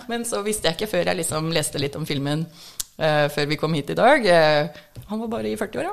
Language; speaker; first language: Norwegian; non-native, fluent; English